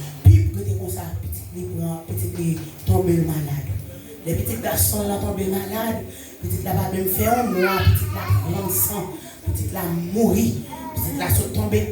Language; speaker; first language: French; non-native, local second language; Haitian Creole